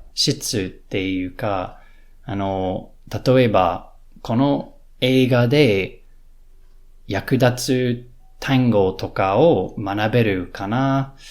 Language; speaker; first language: Japanese; non-native, learner; English